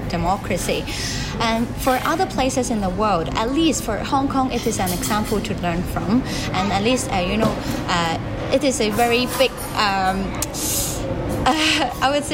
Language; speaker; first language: English; non-native, local second language; Cantonese